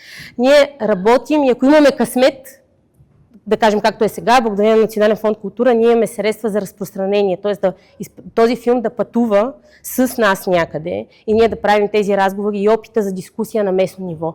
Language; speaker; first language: Bulgarian; native; Bulgarian